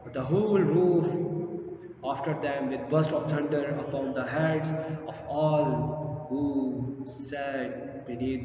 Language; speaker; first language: English; non-native, local second language; Urdu